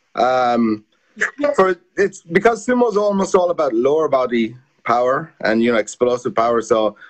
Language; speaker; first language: English; native; English